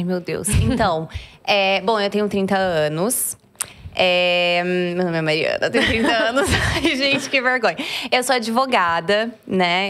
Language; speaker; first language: Portuguese; native; Portuguese